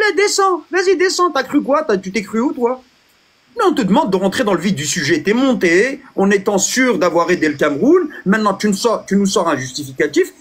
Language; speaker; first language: French; early bilingual, other home language; Arabic